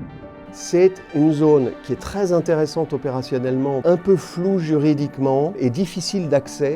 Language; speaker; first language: French; native; French